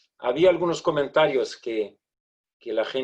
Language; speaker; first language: Spanish; non-native, fluent; Portuguese